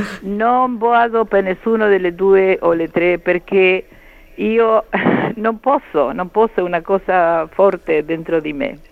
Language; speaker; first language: Italian; early bilingual, heritage; Spanish